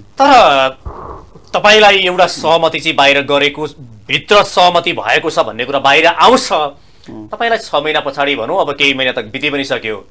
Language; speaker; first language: Nepali; native; Nepali